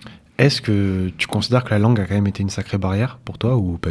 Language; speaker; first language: French; native; French